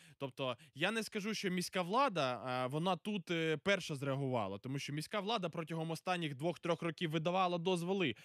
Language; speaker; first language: Ukrainian; native; Ukrainian